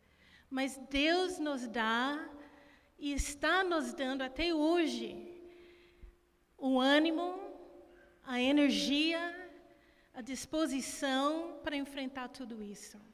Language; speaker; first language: Portuguese; non-native, fluent; English